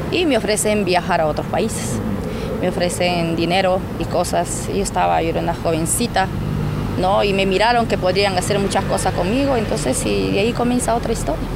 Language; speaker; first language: Spanish; native; Spanish